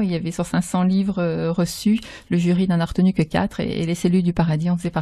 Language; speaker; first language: French; native; French